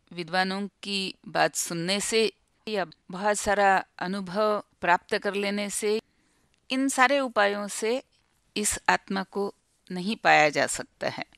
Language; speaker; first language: Hindi; non-native, local second language; Marathi